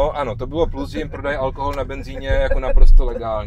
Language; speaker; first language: Czech; native; Czech